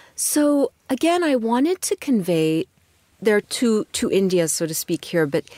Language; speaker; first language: English; non-native, fluent; Arabic